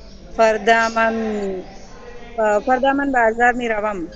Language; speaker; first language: Persian; non-native, learner; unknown